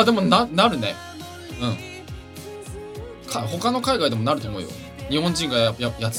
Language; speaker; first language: Japanese; native; Japanese